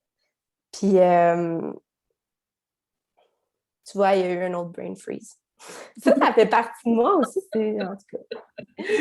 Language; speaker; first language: French; native; French